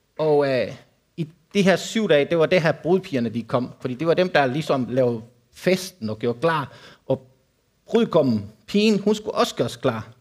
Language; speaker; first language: Danish; non-native, fluent; Spanish